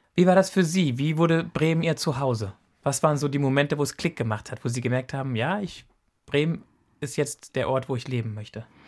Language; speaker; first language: German; native; German